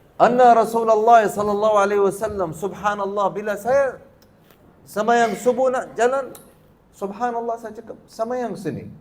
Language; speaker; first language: Malay; non-native, learner; Arabic